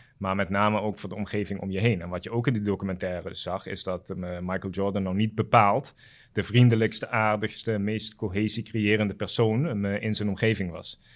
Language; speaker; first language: Dutch; non-native, local second language; Papiamento